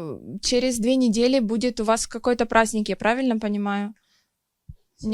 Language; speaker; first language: Russian; non-native, fluent; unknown